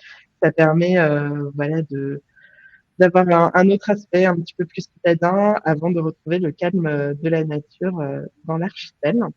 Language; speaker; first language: French; native; French